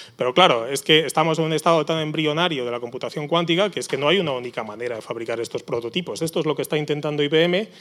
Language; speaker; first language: Spanish; native; Spanish